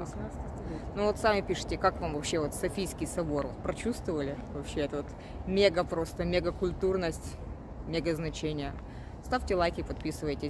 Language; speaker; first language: Russian; native; Russian